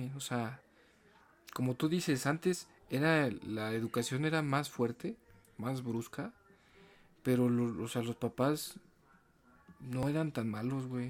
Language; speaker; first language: Spanish; native; Spanish